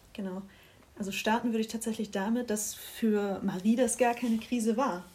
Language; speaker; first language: German; native; German